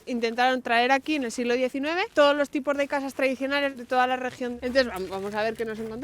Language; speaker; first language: Spanish; native; Spanish